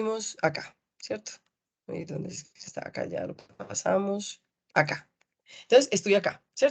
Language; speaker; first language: Spanish; native; Spanish